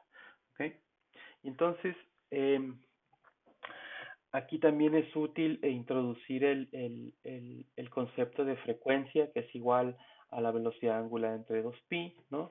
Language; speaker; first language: Spanish; native; Spanish